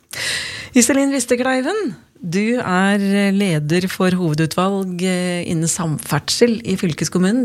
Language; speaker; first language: Norwegian; native; Norwegian